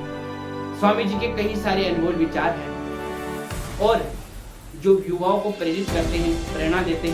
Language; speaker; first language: Hindi; native; Hindi